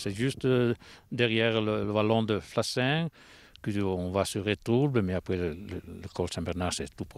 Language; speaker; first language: French; non-native, local second language; Italian